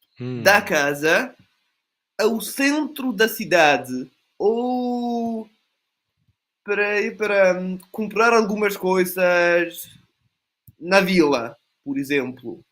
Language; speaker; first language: Portuguese; non-native, fluent; Italian